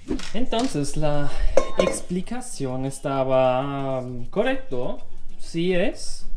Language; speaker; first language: Spanish; non-native, learner; German